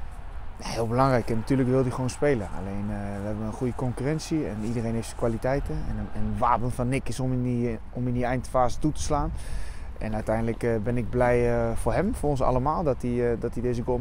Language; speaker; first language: Dutch; native; Dutch